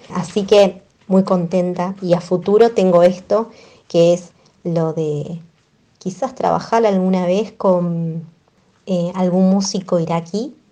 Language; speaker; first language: Spanish; native; Spanish